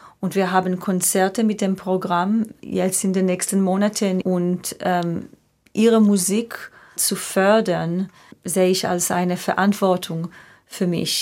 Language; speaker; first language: German; non-native, fluent; Hebrew